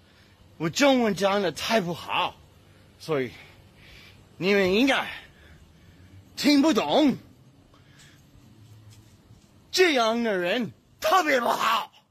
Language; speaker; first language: Chinese; non-native, learner; English